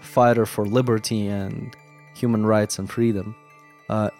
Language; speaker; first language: English; non-native, fluent; Russian